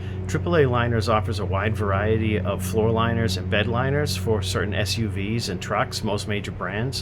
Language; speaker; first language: English; native; English